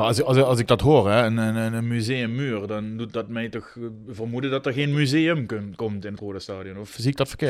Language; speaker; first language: Dutch; native; Dutch